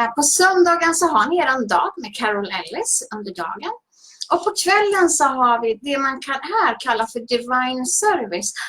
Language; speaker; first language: Swedish; native; Swedish